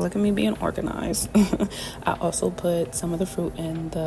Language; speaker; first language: English; native; English